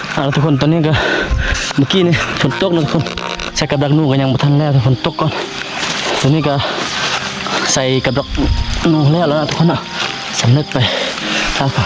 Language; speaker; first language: Thai; non-native, local second language; Lao